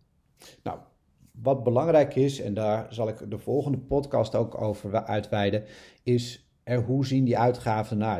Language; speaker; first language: Dutch; native; Dutch